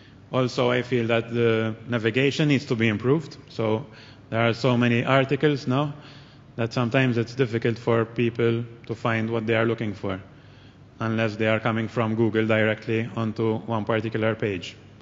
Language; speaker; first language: English; non-native, local second language; Maltese